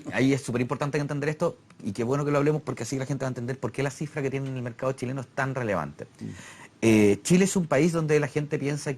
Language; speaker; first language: Spanish; native; Spanish